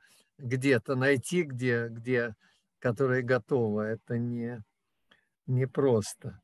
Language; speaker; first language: Russian; native; Russian